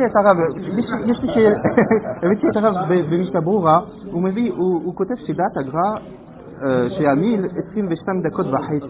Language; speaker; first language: Hebrew; non-native, fluent; French